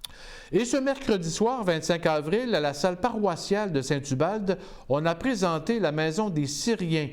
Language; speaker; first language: French; native; French